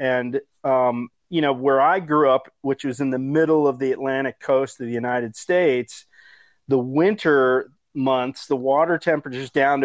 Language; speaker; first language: English; native; English